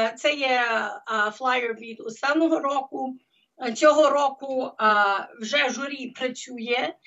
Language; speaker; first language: Ukrainian; early bilingual, heritage; Ukrainian